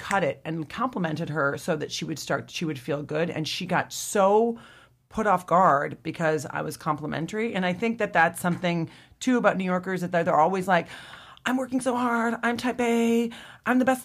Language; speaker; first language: English; native; English